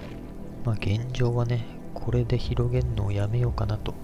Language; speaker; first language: Japanese; native; Japanese